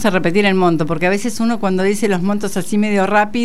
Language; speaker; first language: Spanish; native; Spanish